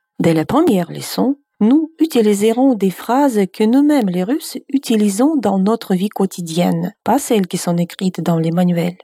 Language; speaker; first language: French; non-native, fluent; Russian